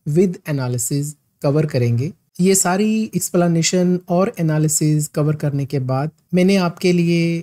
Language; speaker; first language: Hindi; non-native, local second language; Punjabi